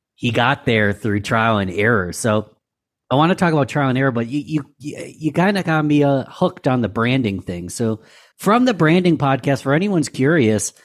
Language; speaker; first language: English; native; English